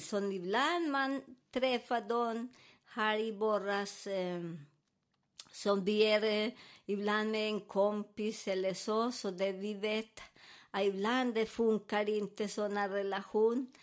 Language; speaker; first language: Swedish; non-native, learner; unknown